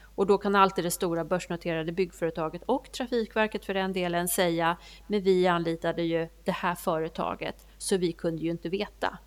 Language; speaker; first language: Swedish; native; Swedish